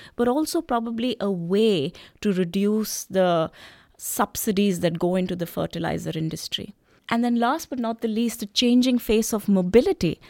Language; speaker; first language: English; non-native, local second language; Hindi